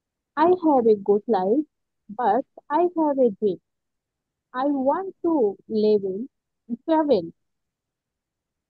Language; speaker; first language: English; non-native, learner; Bangla